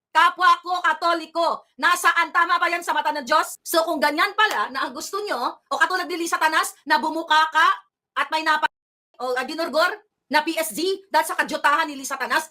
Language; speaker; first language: Filipino; non-native, local second language; Hiligaynon